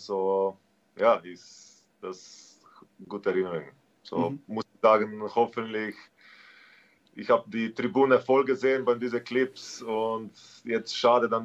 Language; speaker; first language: German; non-native, learner; Slovenian